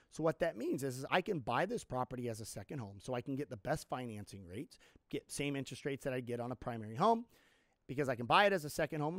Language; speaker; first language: English; native; English